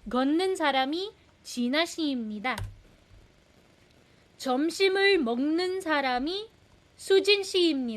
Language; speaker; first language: Korean; non-native, fluent; Filipino